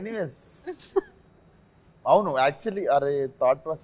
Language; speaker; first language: Telugu; native; Telugu